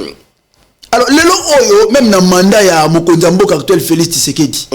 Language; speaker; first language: French; non-native, local second language; Lingala